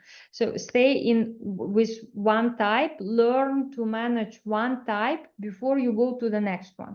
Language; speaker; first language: English; non-native, fluent; Ukrainian